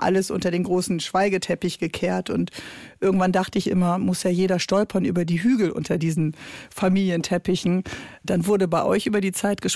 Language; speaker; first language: German; native; German